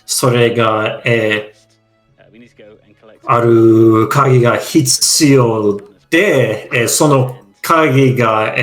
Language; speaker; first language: Japanese; non-native, fluent; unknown